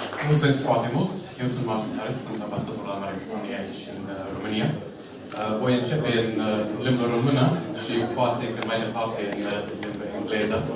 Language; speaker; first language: Romanian; non-native, fluent; English